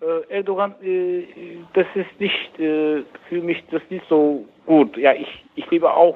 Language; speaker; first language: German; non-native, learner; Turkish